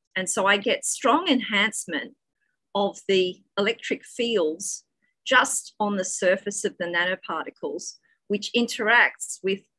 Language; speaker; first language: English; native; English